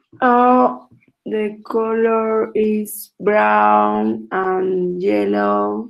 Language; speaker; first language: English; non-native, learner; Spanish